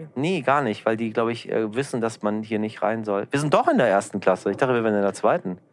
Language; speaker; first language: German; early bilingual, other home language; Persian